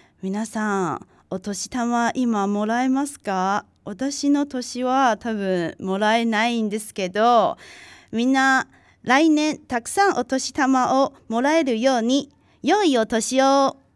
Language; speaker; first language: Japanese; non-native, fluent; Chinese